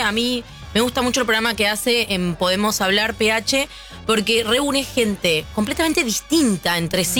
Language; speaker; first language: Spanish; native; Spanish